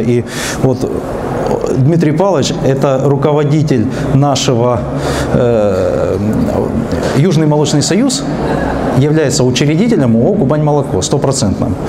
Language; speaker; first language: Russian; native; Russian